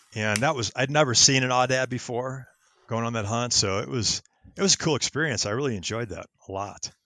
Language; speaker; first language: English; native; English